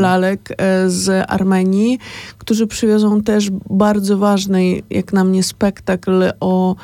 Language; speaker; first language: Polish; non-native, fluent; Ukrainian